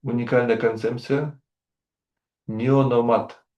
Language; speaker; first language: Russian; non-native, local second language; Kyrgyz